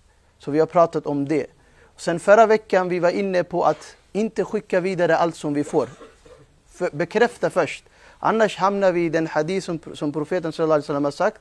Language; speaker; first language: Swedish; non-native, fluent; Urdu